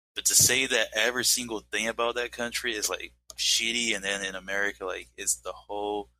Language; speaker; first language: English; non-native, fluent; Portuguese